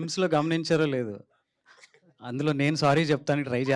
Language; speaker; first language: Telugu; native; Telugu